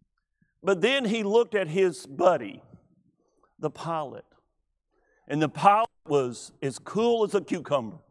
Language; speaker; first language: English; native; English